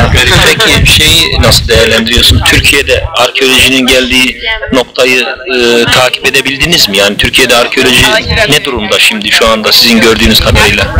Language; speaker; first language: Turkish; native; Turkish